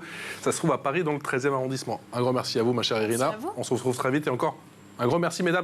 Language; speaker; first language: French; native; French